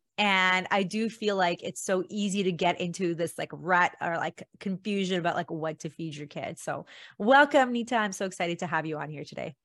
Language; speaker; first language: English; early bilingual, other home language; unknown